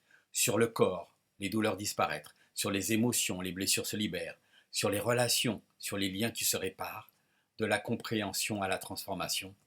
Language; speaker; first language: French; native; French